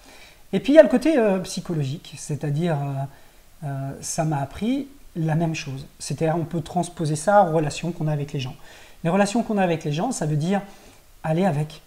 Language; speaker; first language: French; native; French